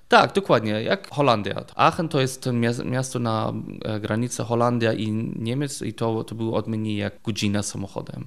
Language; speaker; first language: Polish; non-native, learner; German